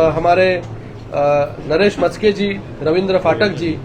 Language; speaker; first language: Hindi; non-native, local second language; Marathi